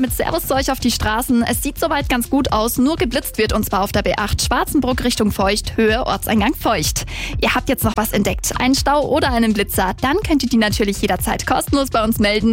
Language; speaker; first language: German; native; German